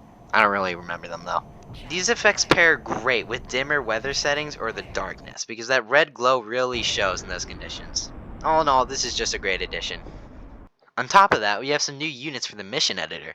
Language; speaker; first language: English; native; English